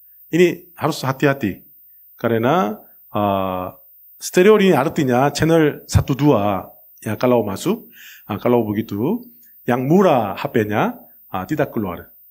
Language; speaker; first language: Indonesian; non-native, learner; Korean